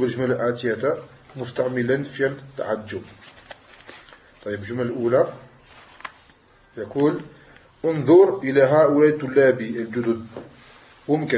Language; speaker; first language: Arabic; non-native, fluent; French